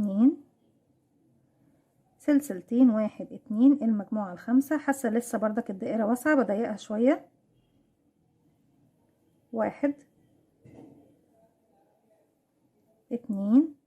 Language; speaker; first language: Arabic; native; Arabic